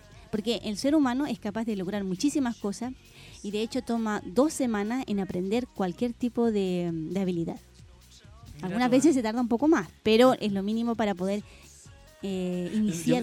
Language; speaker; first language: Spanish; native; Spanish